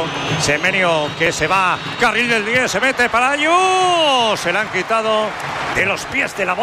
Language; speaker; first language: Spanish; native; Spanish